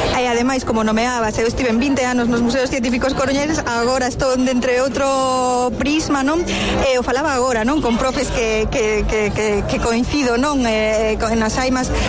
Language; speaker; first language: Galician; non-native, local second language; Spanish